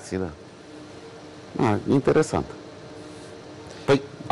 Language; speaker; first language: Romanian; native; Romanian